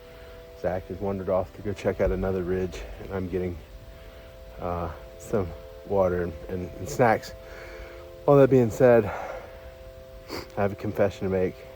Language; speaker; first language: English; native; English